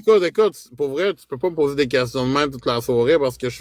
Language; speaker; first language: French; native; French